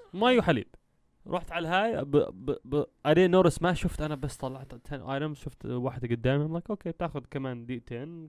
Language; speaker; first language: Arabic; early bilingual, heritage; Arabic